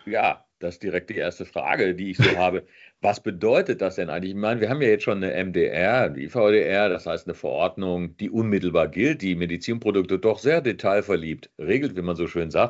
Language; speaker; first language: German; native; German